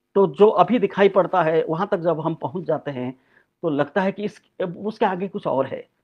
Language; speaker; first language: Hindi; non-native, local second language; Odia